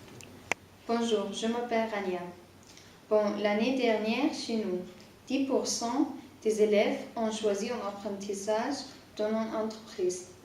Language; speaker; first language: French; non-native, learner; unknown